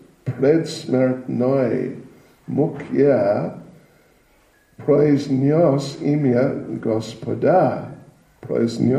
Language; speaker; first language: Russian; non-native, learner; English